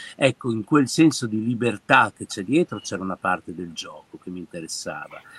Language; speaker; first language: Italian; native; Italian